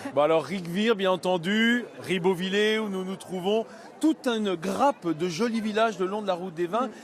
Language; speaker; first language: French; native; French